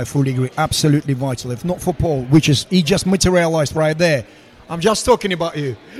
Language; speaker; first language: English; non-native, fluent; Russian